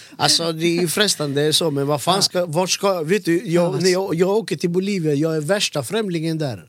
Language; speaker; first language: Swedish; early bilingual, other home language; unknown